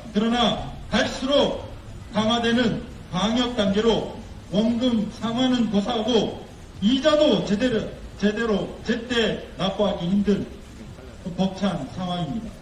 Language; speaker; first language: Korean; native; Korean